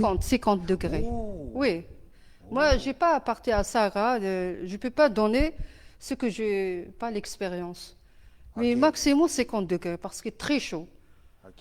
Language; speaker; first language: French; non-native, learner; Arabic